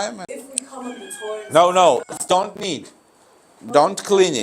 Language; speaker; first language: English; non-native, learner; Georgian